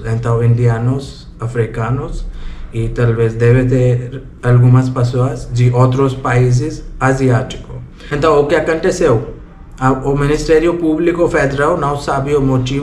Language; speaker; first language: Portuguese; non-native, learner; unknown